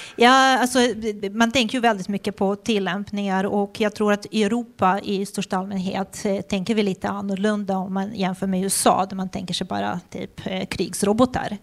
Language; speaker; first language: Swedish; non-native, fluent; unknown